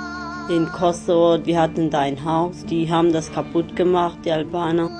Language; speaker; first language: German; early bilingual, other home language; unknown